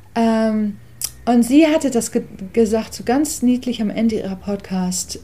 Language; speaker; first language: German; early bilingual, other home language; English